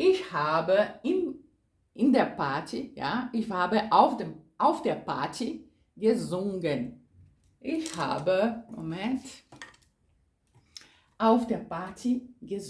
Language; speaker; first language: German; non-native, fluent; Portuguese